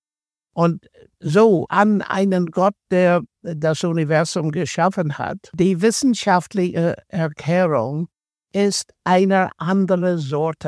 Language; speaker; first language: German; non-native, fluent; English